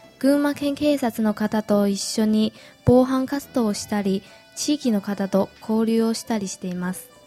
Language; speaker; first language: Japanese; non-native, fluent; Chinese